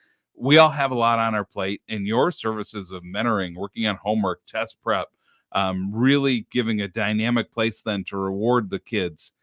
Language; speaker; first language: English; native; English